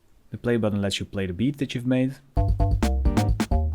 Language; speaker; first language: English; non-native, fluent; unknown